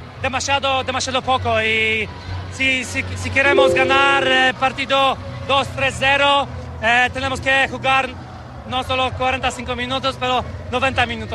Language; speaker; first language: Spanish; non-native, learner; Polish